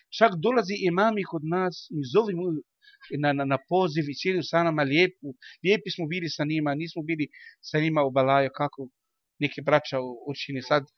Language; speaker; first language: Bosnian; non-native, learner; Arabic